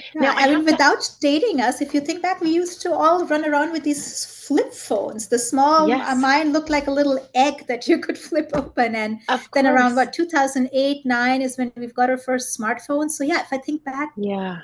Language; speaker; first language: English; early bilingual, heritage; German